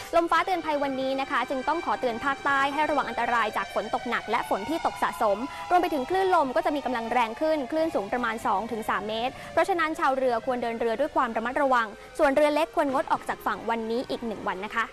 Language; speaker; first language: Thai; native; Thai